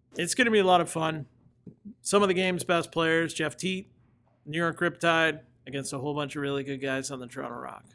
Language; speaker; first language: English; native; English